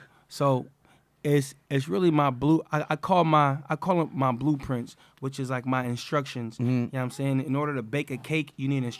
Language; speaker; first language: English; native; English